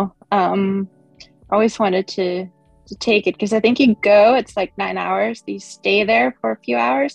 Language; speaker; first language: English; non-native, local second language; Swedish